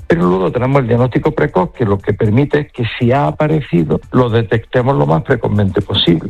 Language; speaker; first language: Spanish; native; Spanish